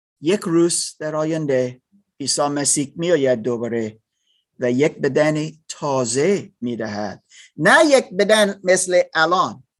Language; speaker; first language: Persian; non-native, learner; German